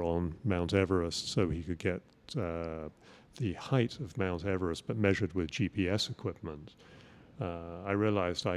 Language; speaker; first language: English; native; English